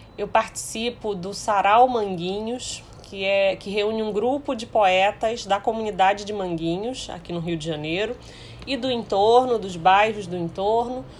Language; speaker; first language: Portuguese; early bilingual, heritage; Portuguese